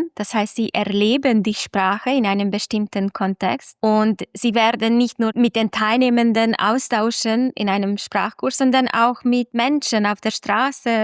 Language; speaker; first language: German; non-native, fluent; Hungarian